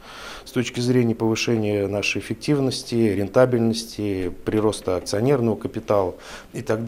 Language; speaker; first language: Russian; native; Russian